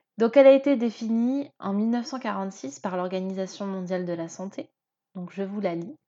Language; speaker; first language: French; native; French